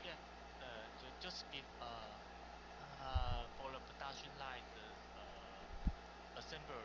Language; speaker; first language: English; non-native, learner; Chinese